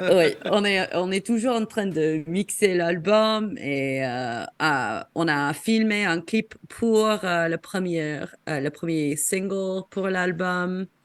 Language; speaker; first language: French; non-native, fluent; English